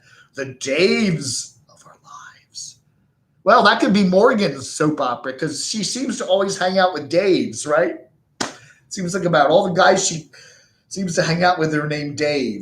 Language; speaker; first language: English; native; English